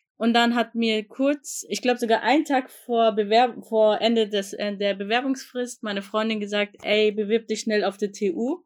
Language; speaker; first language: German; early bilingual, other home language; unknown